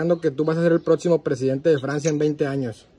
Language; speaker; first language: Spanish; native; Spanish